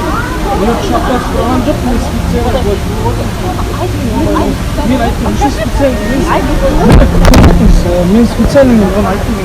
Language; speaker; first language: Kazakh; native; Kazakh